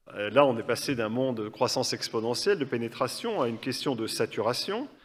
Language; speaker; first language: French; native; French